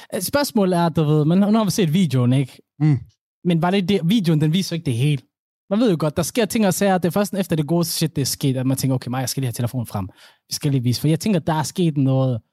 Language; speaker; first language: Danish; early bilingual, other home language; Somali